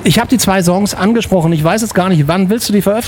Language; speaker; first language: German; native; German